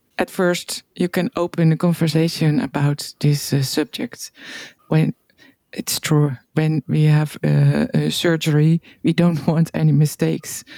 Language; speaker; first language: English; non-native, fluent; Dutch